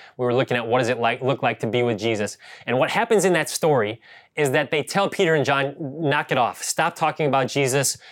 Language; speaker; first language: English; native; English